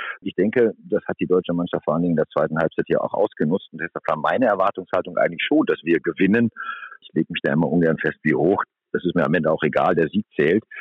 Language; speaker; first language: German; native; German